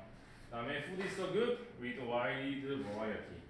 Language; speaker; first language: English; non-native, fluent; Korean